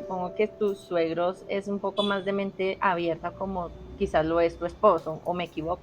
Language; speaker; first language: Spanish; native; Spanish